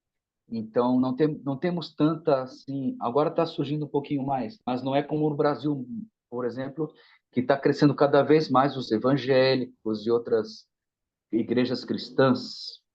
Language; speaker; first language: Portuguese; non-native, learner; Spanish